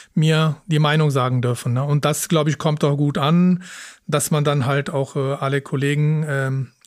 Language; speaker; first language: German; early bilingual, other home language; Punjabi